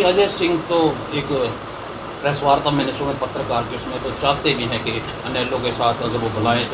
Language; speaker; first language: Hindi; native; Hindi